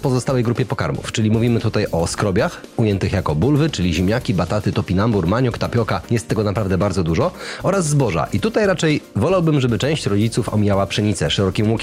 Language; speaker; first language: Polish; native; Polish